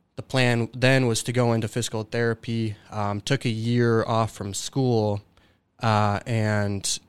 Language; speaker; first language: English; native; English